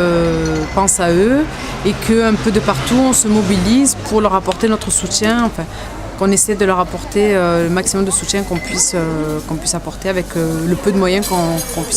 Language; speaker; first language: French; native; French